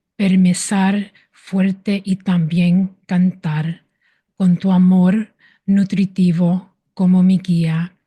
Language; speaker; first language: Spanish; early bilingual, heritage; Spanish